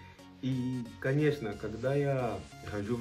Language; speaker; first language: Russian; non-native, learner; Portuguese